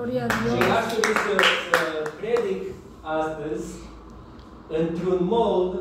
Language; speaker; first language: Romanian; non-native, learner; English